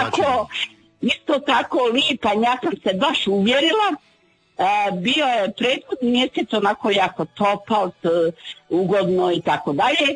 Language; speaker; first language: Croatian; native; Croatian